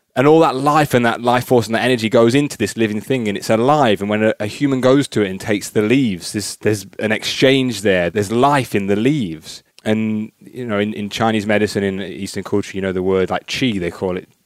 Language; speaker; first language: English; native; English